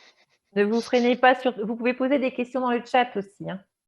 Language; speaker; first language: French; native; French